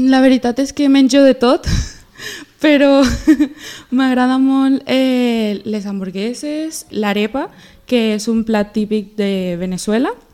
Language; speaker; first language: Catalan; early bilingual, other home language; Spanish